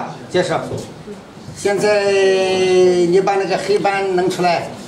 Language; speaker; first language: Chinese; non-native, local second language; Kazakh